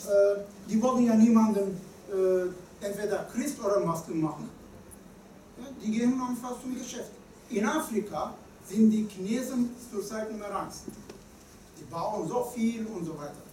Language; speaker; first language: German; non-native, fluent; Turkish